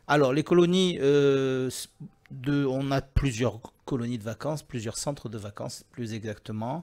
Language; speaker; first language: French; native; French